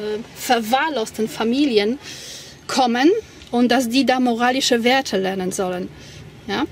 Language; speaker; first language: German; non-native, fluent; Polish